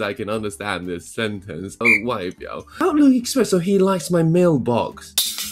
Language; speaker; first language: English; non-native, fluent; Chinese